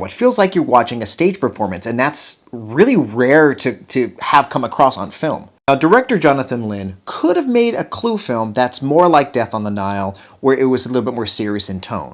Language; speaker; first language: English; native; English